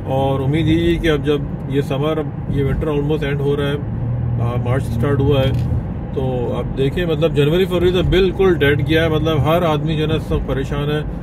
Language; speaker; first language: Urdu; native; Urdu